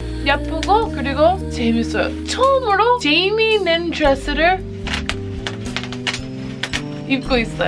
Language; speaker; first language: Korean; non-native, learner; English